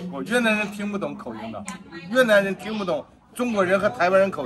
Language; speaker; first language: Chinese; native; Chinese